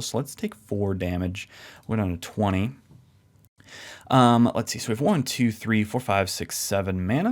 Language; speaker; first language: English; native; English